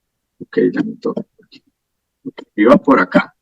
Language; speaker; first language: Spanish; native; Spanish